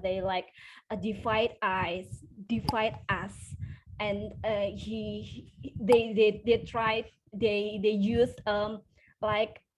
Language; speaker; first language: English; non-native, fluent; Indonesian